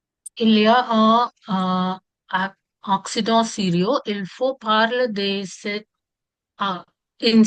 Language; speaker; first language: French; non-native, learner; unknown